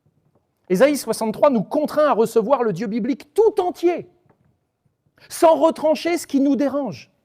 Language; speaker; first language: French; native; French